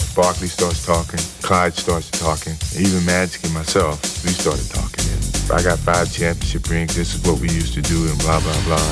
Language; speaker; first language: English; native; English